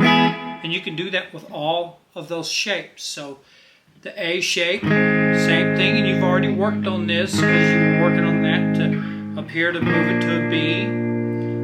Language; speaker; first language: English; native; English